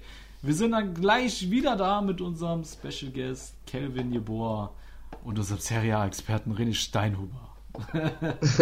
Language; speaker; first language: German; native; German